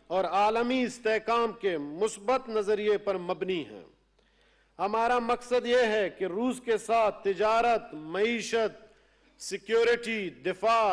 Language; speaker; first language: Urdu; non-native, local second language; Baluchi